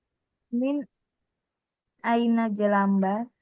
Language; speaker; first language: Arabic; non-native, learner; Indonesian